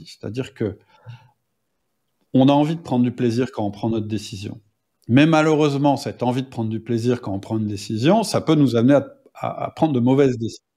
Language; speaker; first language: French; native; French